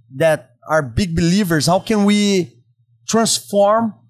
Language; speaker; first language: English; non-native, fluent; Portuguese